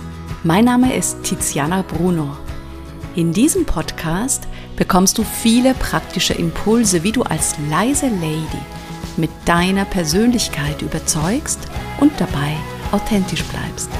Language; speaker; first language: German; native; German